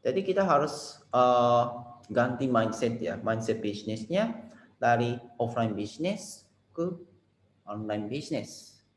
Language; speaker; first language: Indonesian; non-native, fluent; Japanese